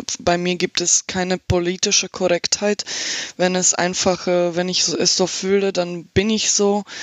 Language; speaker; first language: German; non-native, fluent; Slovak